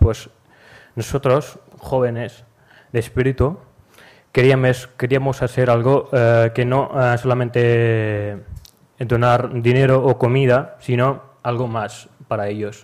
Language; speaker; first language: Spanish; non-native, learner; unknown